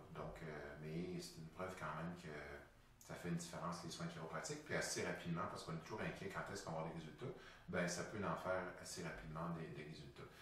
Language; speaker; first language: French; native; French